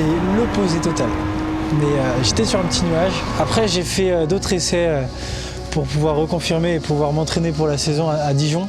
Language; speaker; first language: French; native; French